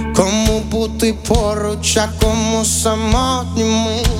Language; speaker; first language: Ukrainian; native; Ukrainian